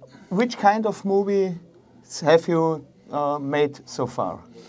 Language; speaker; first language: English; non-native, learner; German